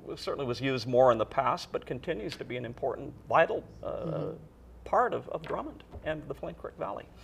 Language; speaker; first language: English; native; English